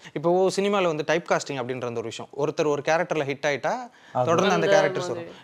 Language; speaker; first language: Tamil; native; Tamil